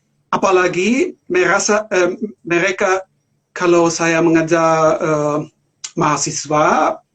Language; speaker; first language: Indonesian; non-native, learner; German